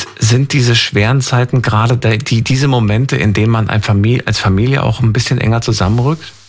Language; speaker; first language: German; native; German